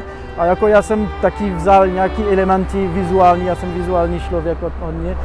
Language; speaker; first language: Czech; non-native, fluent; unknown